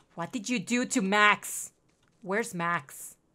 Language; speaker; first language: English; non-native, fluent; Spanish